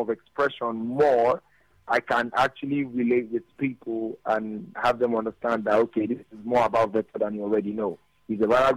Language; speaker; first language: English; non-native, local second language; Yoruba